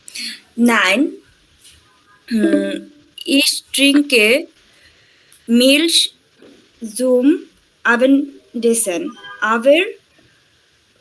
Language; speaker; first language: German; non-native, learner; Bangla